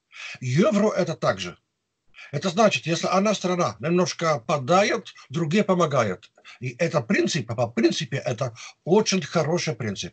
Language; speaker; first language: Russian; non-native, fluent; Dutch